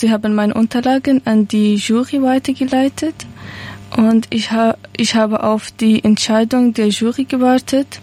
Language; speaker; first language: German; non-native, learner; Persian